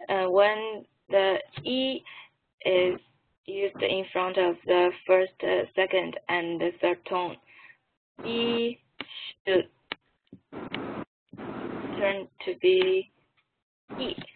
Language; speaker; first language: English; non-native, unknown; Chinese